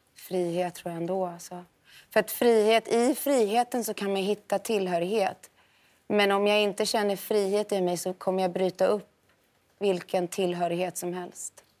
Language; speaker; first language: Swedish; native; Swedish